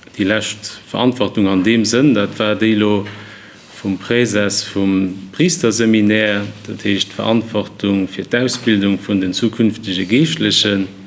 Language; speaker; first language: Luxembourgish; native; Luxembourgish